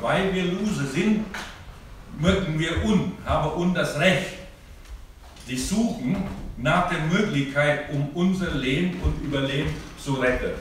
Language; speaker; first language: German; non-native, learner; Thai